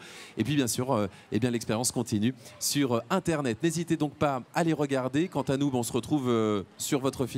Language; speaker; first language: French; native; French